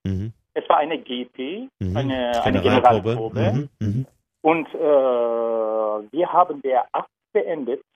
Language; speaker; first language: German; non-native, learner; Turkish